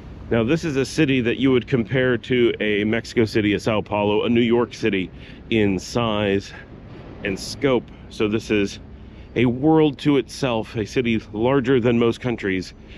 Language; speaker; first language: English; native; English